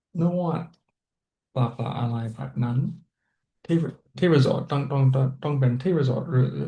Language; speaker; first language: Thai; non-native, learner; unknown